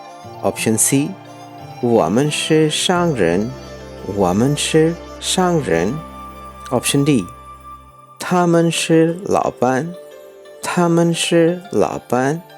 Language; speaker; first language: Chinese; non-native, fluent; Urdu